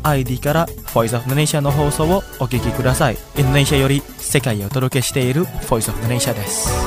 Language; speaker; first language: Japanese; non-native, fluent; Indonesian